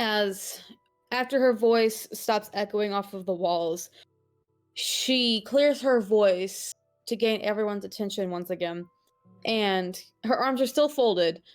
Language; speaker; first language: English; native; English